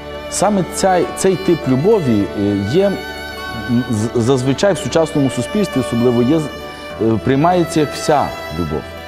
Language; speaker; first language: Ukrainian; native; Ukrainian